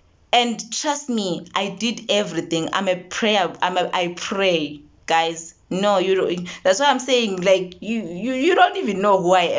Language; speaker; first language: English; non-native, local second language; Zulu